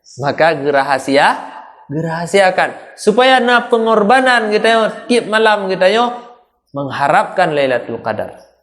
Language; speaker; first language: Malay; non-native, local second language; Achinese